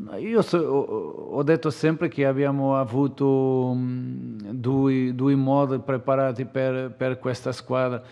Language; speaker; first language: Italian; non-native, fluent; Portuguese